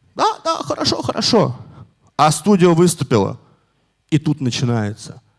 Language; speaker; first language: Russian; native; Russian